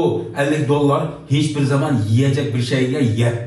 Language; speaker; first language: Turkish; non-native, learner; Uyghur